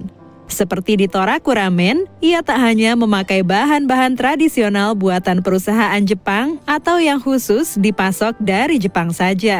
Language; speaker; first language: Indonesian; native; Indonesian